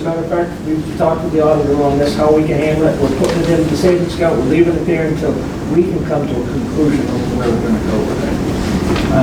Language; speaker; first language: English; native; English